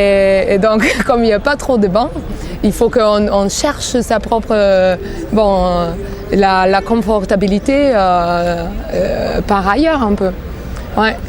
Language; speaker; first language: French; non-native, fluent; Bulgarian